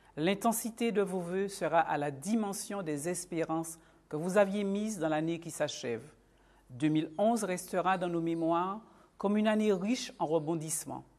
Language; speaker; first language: French; native; French